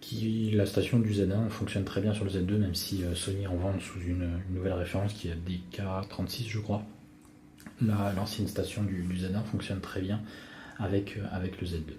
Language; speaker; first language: French; native; French